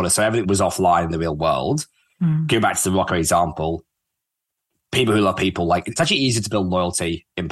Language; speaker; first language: English; native; English